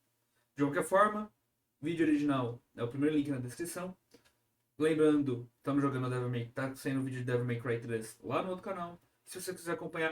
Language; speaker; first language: Portuguese; native; Portuguese